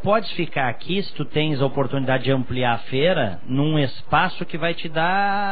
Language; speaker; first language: Portuguese; native; Portuguese